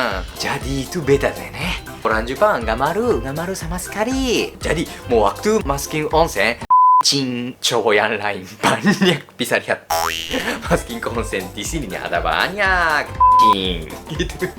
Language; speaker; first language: Indonesian; non-native, learner; Japanese